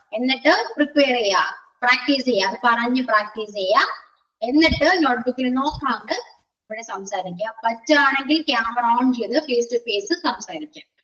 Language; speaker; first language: Malayalam; native; Malayalam